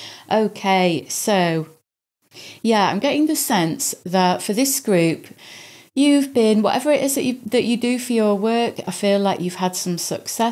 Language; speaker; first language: English; native; English